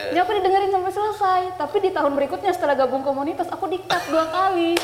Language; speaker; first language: Indonesian; native; Indonesian